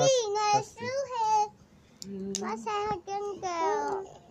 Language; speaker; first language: Danish; early bilingual, other home language; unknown